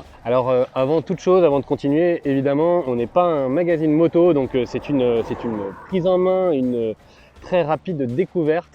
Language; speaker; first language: French; native; French